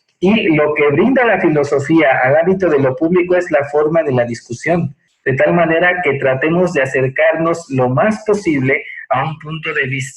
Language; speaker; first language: Spanish; native; Spanish